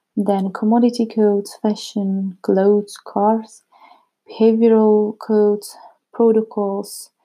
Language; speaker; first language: English; non-native, fluent; Czech